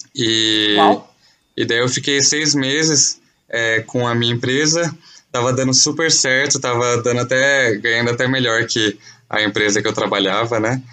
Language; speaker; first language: Portuguese; native; Portuguese